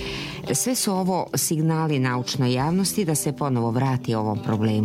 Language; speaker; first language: Serbian; native; Serbian